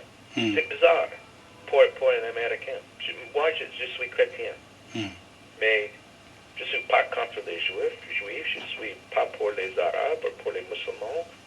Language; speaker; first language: French; non-native, learner; English